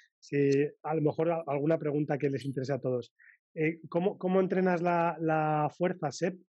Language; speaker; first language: Spanish; native; Spanish